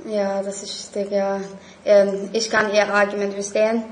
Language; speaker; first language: German; non-native, learner; English